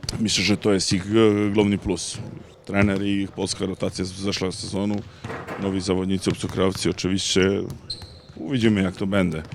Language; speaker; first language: Polish; non-native, learner; Serbian